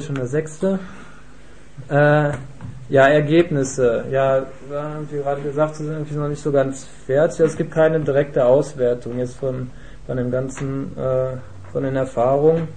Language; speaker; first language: German; native; German